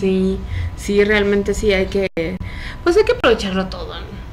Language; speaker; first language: Spanish; native; Spanish